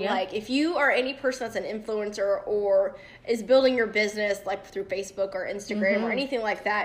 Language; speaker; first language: English; native; English